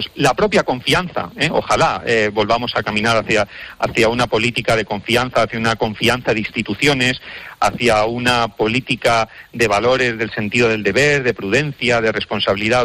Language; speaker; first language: Spanish; native; Spanish